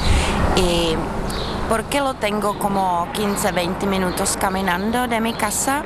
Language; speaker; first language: Spanish; non-native, learner; Czech